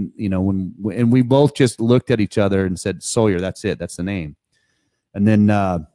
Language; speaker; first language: English; native; English